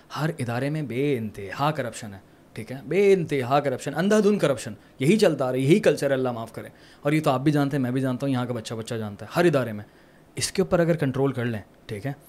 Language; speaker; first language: Urdu; native; Urdu